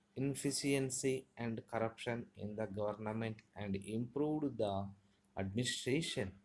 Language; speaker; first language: English; non-native, local second language; Telugu